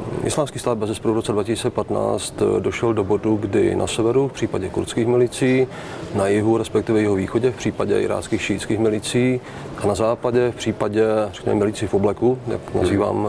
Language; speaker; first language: Czech; native; Czech